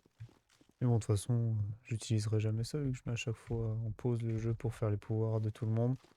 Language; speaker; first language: French; native; French